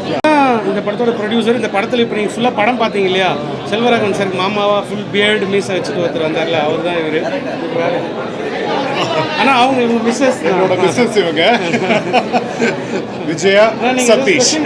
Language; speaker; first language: Tamil; native; Tamil